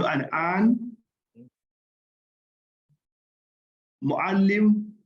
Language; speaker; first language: Arabic; non-native, learner; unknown